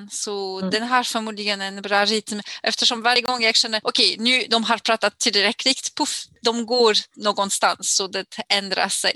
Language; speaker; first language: Swedish; non-native, fluent; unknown